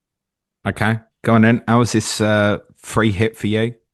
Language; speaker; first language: English; native; English